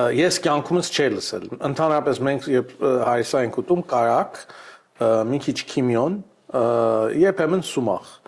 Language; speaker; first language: Armenian; early bilingual, heritage; Armenian